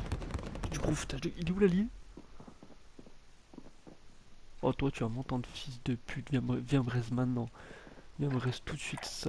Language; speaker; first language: French; native; French